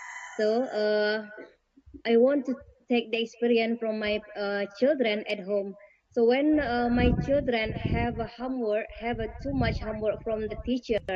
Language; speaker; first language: English; non-native, learner; Indonesian